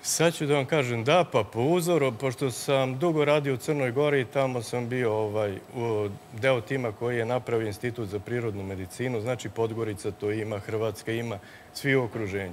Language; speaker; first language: Serbian; native; Serbian